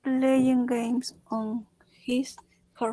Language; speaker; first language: English; non-native, learner; Spanish